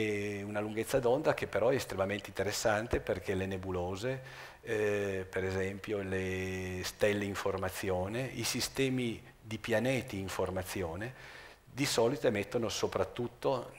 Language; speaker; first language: Italian; native; Italian